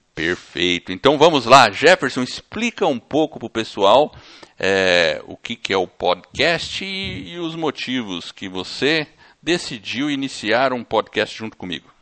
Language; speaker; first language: Portuguese; early bilingual, other home language; English